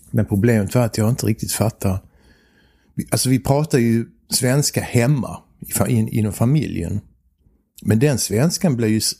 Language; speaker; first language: Swedish; native; Swedish